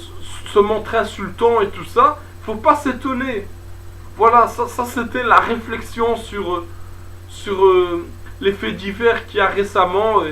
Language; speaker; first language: French; native; French